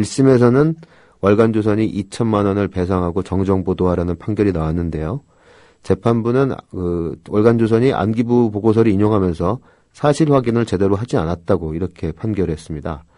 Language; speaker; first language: Korean; native; Korean